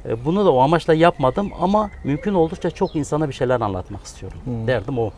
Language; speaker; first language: Turkish; early bilingual, other home language; Kurdish